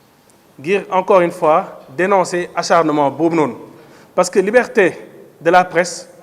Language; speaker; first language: French; non-native, local second language; Wolof